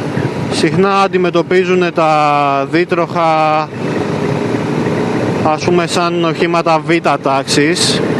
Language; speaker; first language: Greek; native; Greek